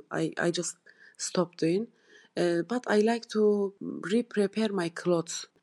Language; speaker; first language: English; non-native, learner; Turkish